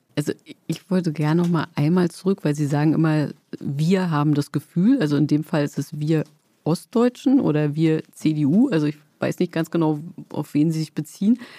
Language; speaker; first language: German; native; German